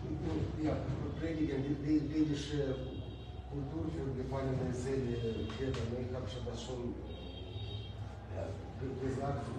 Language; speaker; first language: German; non-native, learner; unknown